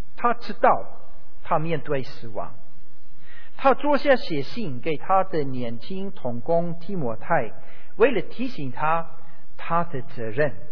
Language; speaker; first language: Chinese; non-native, fluent; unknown